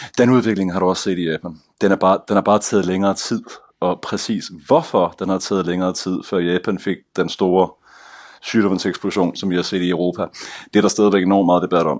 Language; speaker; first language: Danish; native; Danish